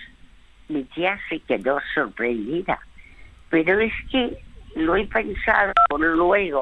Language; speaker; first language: Spanish; early bilingual, other home language; French